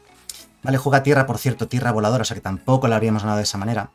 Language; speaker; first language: Spanish; native; Spanish